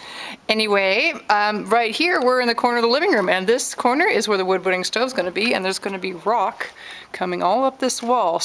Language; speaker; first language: English; native; English